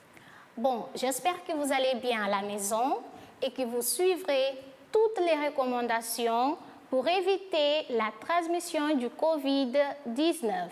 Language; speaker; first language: French; non-native, fluent; Portuguese